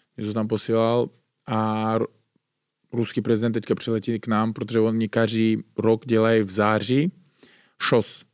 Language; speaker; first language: Czech; non-native, fluent; Uzbek